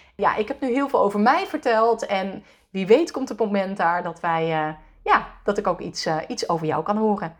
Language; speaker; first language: Dutch; native; Dutch